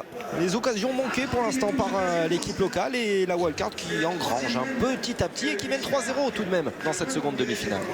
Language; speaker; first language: French; native; French